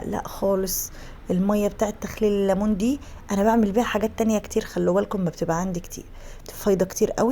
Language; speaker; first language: Arabic; native; Arabic